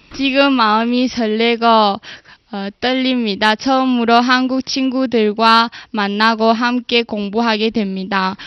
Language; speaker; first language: Korean; non-native, fluent; Chinese